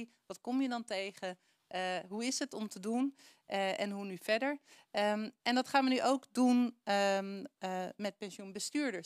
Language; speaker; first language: Dutch; native; Dutch